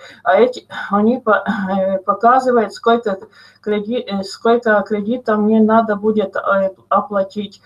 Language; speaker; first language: Russian; non-native, local second language; Latvian